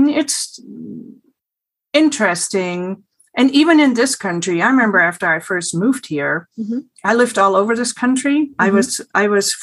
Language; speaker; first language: English; non-native, fluent; German